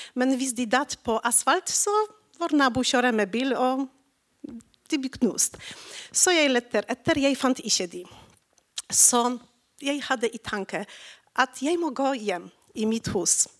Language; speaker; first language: Norwegian; non-native, learner; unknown